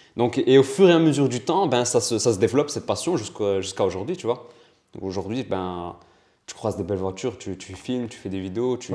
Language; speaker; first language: French; early bilingual, other home language; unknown